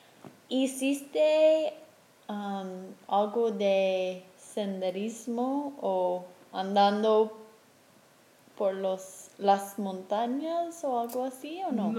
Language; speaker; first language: Spanish; non-native, fluent; English